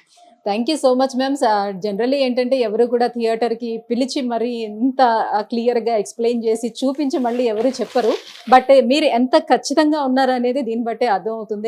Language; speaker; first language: Telugu; native; Telugu